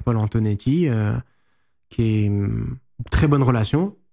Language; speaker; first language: French; native; French